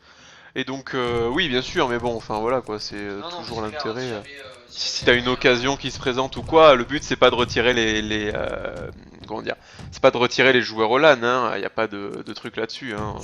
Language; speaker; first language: French; native; French